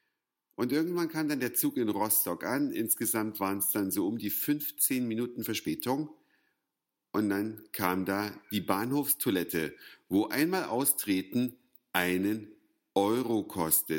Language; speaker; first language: German; native; German